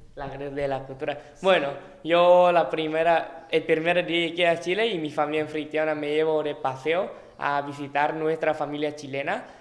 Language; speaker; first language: Spanish; non-native, fluent; Thai